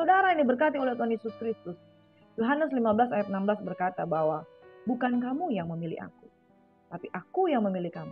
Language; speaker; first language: Indonesian; native; Indonesian